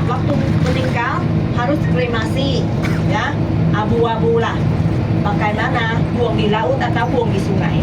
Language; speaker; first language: Indonesian; non-native, learner; Thai